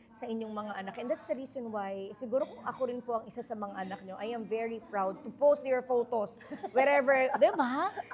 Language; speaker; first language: Filipino; native; Filipino